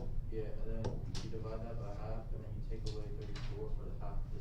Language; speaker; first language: English; native; English